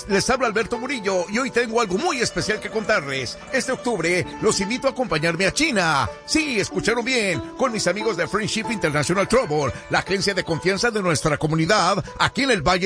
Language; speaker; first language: Spanish; native; Spanish